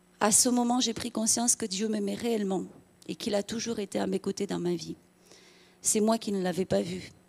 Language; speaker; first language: French; non-native, fluent; Romanian